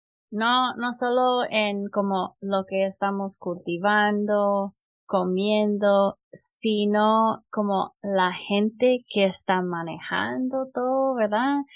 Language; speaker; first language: Spanish; non-native, fluent; English